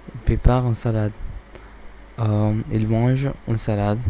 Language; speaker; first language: French; non-native, learner; English